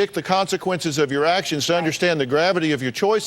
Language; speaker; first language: English; native; English